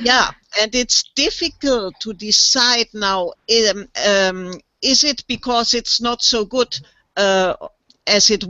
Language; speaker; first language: English; non-native, fluent; German